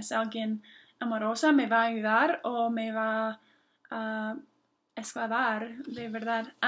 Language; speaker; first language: Spanish; non-native, fluent; English